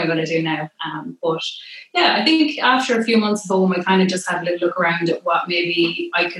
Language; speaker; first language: English; native; English